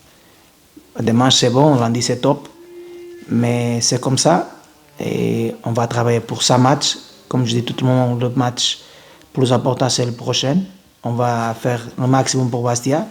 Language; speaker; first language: French; non-native, fluent; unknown